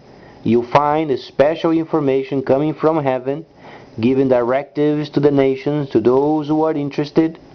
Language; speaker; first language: English; non-native, fluent; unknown